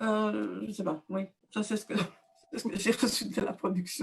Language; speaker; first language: French; native; French